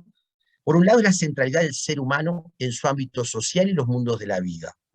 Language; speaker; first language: Spanish; native; Spanish